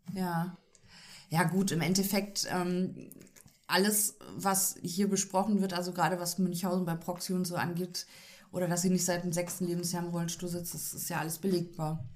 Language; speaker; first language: German; native; German